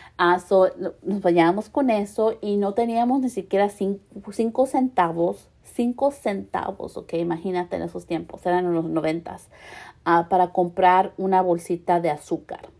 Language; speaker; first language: Spanish; early bilingual, heritage; Spanish